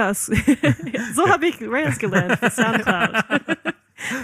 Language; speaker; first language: German; non-native, fluent; English